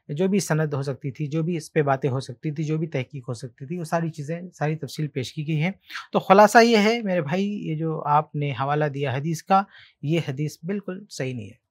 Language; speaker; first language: Hindi; native; Hindi